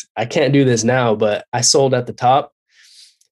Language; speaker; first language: English; native; English